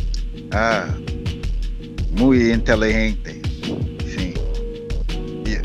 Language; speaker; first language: Spanish; non-native, learner; English